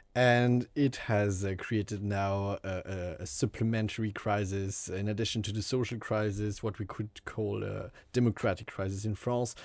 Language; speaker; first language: English; non-native, fluent; French